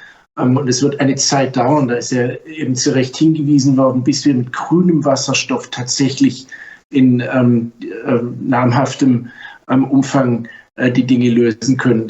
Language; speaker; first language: German; native; German